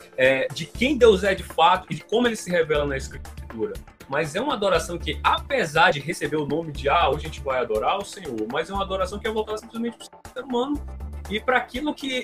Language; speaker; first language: Portuguese; native; Portuguese